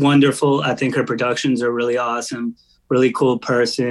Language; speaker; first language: English; native; English